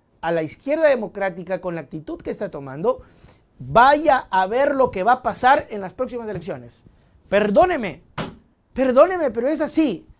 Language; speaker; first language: Spanish; native; Spanish